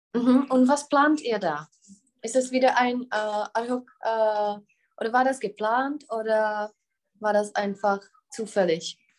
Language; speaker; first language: German; non-native, fluent; Czech